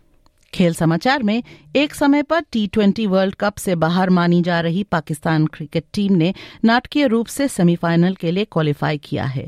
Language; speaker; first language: Hindi; native; Hindi